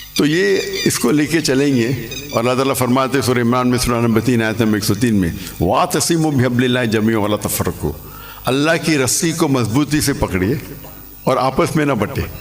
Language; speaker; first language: Urdu; non-native, local second language; English